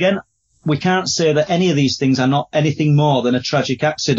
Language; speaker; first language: English; native; English